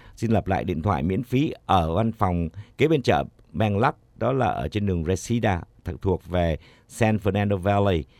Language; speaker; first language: Vietnamese; native; Vietnamese